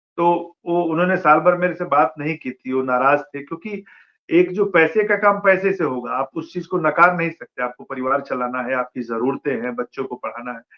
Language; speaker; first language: Hindi; non-native, local second language; Bhojpuri